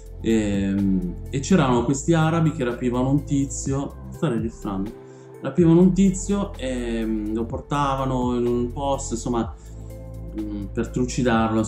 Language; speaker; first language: Italian; early bilingual, other home language; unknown